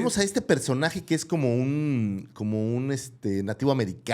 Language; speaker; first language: Spanish; native; Spanish